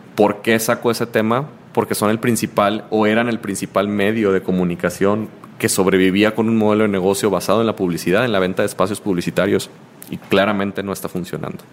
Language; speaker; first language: Spanish; native; Spanish